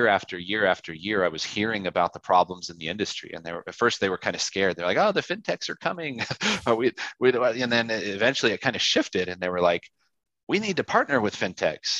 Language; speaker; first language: English; native; English